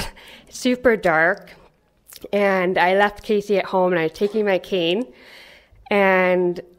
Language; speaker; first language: English; native; English